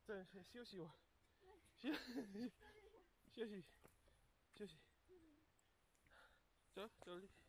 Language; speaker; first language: Chinese; non-native, learner; Japanese